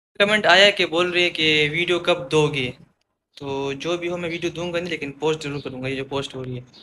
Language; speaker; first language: Urdu; non-native, local second language; Pashto